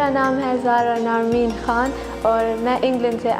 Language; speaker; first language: Hindi; early bilingual, heritage; Hindi